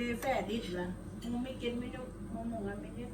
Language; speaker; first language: Swedish; non-native, learner; Thai